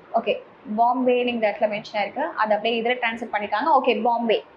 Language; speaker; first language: English; non-native, local second language; Tamil